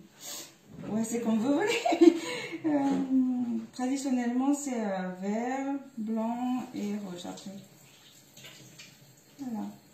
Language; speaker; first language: French; non-native, fluent; Japanese